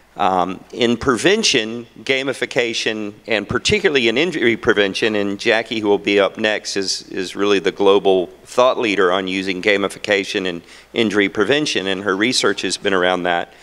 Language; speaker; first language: English; native; English